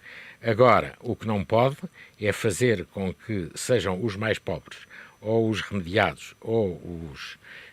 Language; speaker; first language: Portuguese; native; Portuguese